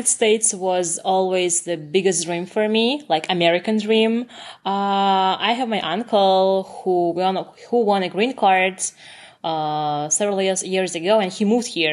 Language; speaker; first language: English; non-native, fluent; Turkmen